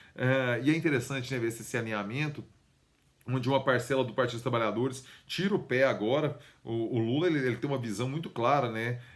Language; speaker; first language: Portuguese; native; Portuguese